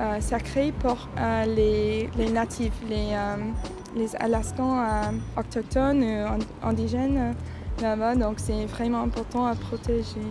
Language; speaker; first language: French; non-native, fluent; English